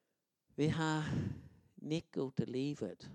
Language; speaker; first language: Swedish; non-native, fluent; English